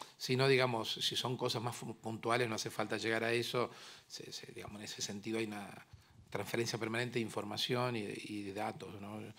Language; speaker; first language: Spanish; native; Spanish